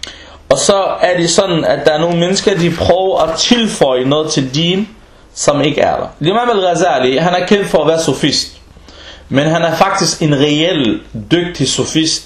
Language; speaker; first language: Danish; early bilingual, other home language; Arabic